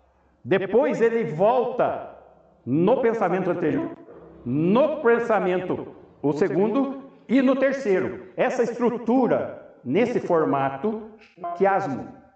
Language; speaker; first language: Portuguese; native; Portuguese